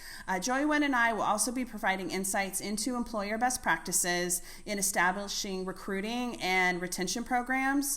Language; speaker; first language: English; native; English